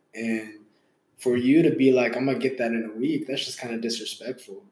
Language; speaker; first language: English; early bilingual, other home language; Hindi